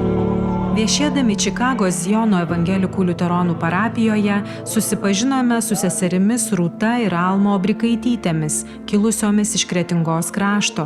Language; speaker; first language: Lithuanian; native; Lithuanian